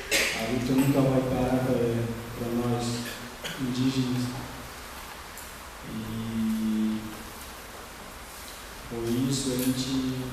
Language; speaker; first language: Portuguese; non-native, local second language; Guarani